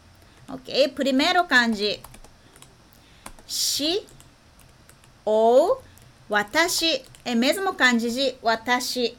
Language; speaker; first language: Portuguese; non-native, fluent; Japanese